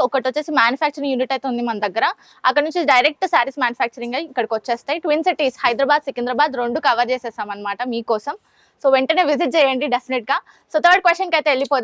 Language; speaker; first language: Telugu; non-native, local second language; Hindi